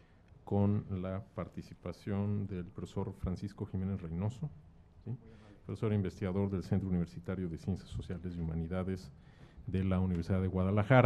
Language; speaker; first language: Spanish; native; Spanish